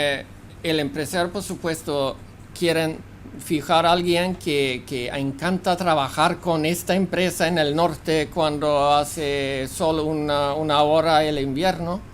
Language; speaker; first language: Spanish; non-native, fluent; Swedish